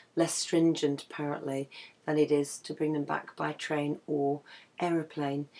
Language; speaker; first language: English; native; English